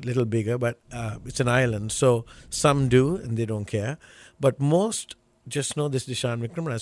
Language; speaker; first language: English; non-native, local second language; Sinhala